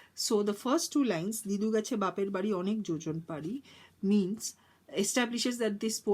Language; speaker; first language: English; non-native, local second language; Bangla